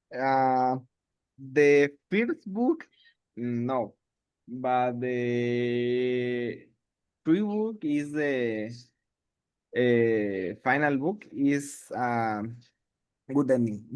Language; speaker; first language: English; non-native, learner; Spanish